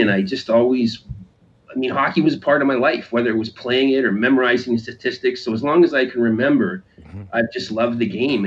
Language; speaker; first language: English; native; English